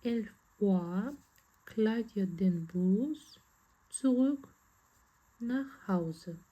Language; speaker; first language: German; non-native, fluent; Azerbaijani